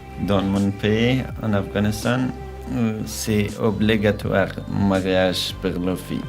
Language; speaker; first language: French; non-native, learner; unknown